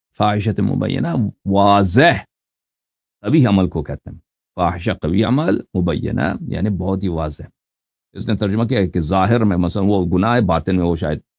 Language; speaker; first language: Urdu; non-native, fluent; Persian